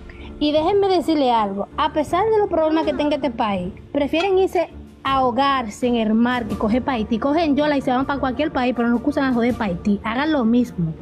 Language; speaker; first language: Spanish; native; Spanish